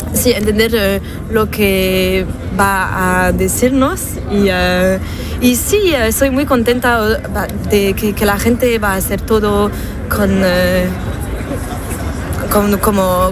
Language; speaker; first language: Spanish; non-native, learner; French